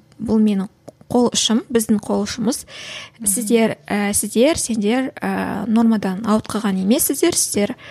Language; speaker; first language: Kazakh; native; Kazakh